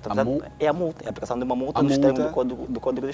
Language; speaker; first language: Portuguese; native; Portuguese